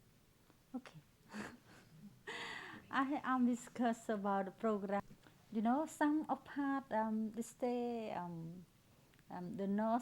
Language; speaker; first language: English; non-native, learner; Khmer